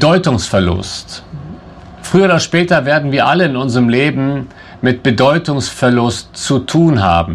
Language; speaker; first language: German; native; German